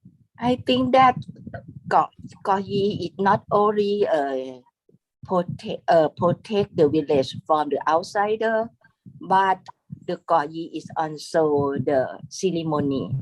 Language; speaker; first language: English; non-native, fluent; Thai